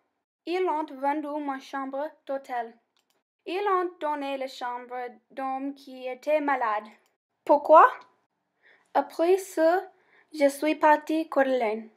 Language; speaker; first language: French; non-native, learner; English